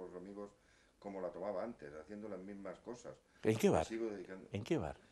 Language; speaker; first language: Spanish; native; Spanish